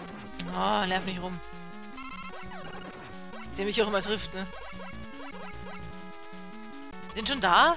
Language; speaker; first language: German; native; German